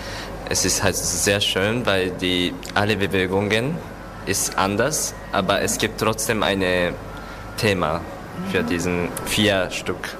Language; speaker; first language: German; non-native, learner; Japanese